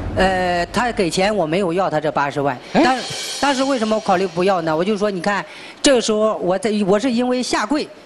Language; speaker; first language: Chinese; native; Chinese